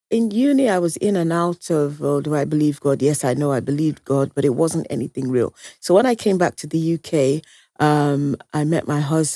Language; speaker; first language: English; native; English